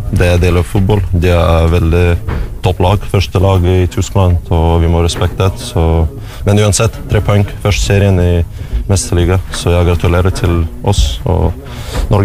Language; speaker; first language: Norwegian; non-native, learner; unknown